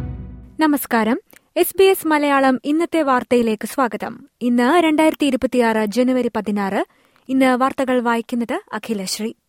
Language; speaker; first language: Malayalam; native; Malayalam